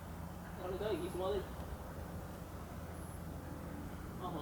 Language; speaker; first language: Japanese; native; Japanese